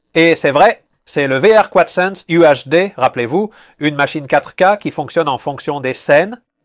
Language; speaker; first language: French; non-native, fluent; Spanish